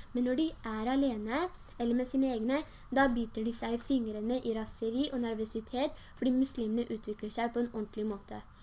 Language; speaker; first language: Norwegian; early bilingual, other home language; Urdu